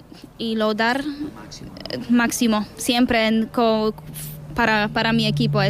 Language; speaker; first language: Spanish; non-native, learner; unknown